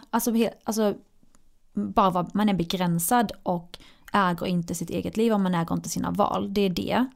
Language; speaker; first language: Swedish; early bilingual, other home language; Arabic